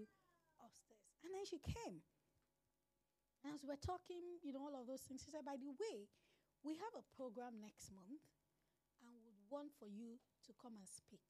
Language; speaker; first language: English; non-native, local second language; Yoruba